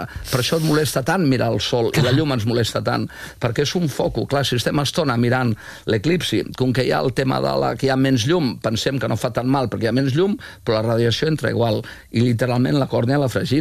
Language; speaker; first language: Catalan; native; Catalan